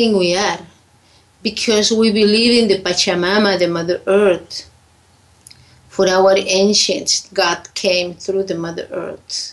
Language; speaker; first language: English; non-native, fluent; Spanish